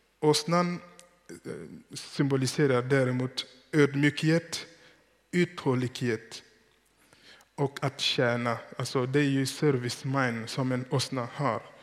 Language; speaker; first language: Swedish; non-native, fluent; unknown